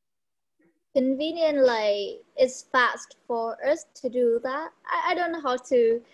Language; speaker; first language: English; non-native, learner; Vietnamese